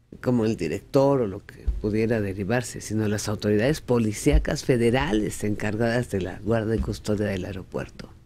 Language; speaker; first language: Spanish; native; Spanish